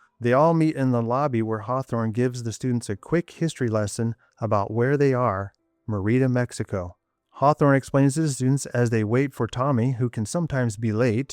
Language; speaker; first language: English; native; English